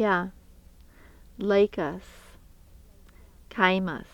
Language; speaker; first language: Lithuanian; early bilingual, heritage; Lithuanian